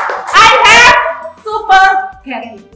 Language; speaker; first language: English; non-native, learner; Indonesian